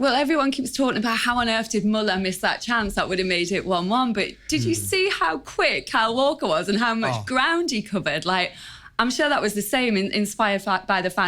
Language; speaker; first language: English; native; English